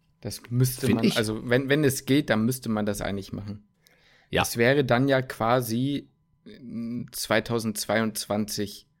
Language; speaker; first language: German; native; German